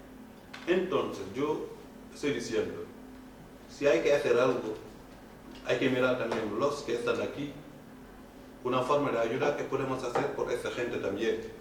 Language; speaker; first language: Spanish; non-native, fluent; Fula